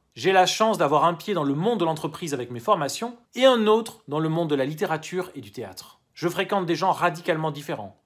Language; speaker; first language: French; native; French